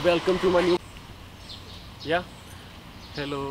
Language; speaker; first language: English; non-native, learner; Hindi